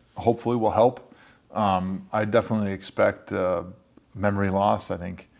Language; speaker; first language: English; native; English